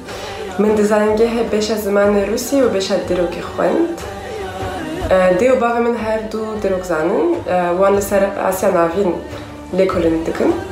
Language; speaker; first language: Kurdish; non-native, fluent; French